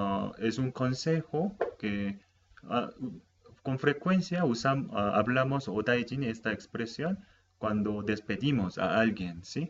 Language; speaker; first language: Spanish; non-native, fluent; Japanese